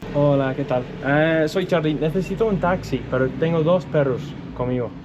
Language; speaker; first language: Spanish; non-native, learner; English